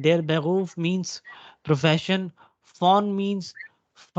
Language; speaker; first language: German; non-native, fluent; Urdu